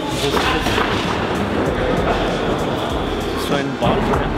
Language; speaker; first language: German; non-native, learner; Armenian